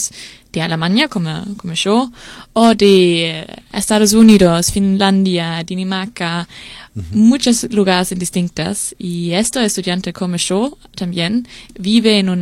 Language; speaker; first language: Spanish; non-native, learner; German